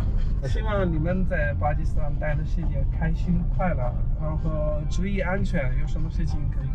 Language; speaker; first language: Chinese; non-native, fluent; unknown